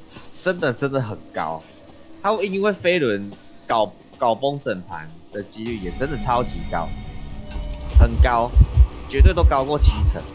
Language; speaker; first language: Chinese; native; Chinese